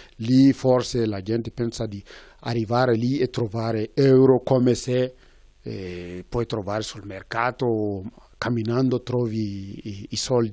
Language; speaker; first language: Italian; non-native, fluent; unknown